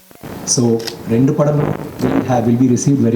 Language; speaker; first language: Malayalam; non-native, learner; Tamil